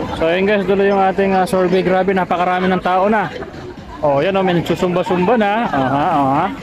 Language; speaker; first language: Filipino; native; Filipino